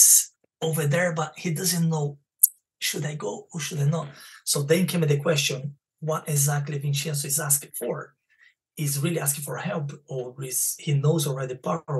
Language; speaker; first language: English; non-native, learner; Portuguese